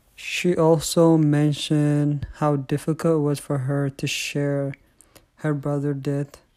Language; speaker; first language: English; non-native, fluent; Tigrinya